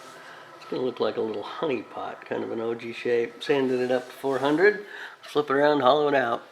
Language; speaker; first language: English; native; English